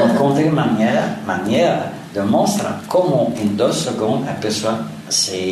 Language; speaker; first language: Spanish; non-native, learner; French